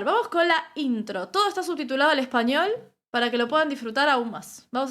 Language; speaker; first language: Spanish; native; Spanish